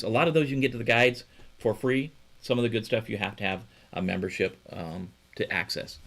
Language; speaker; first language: English; native; English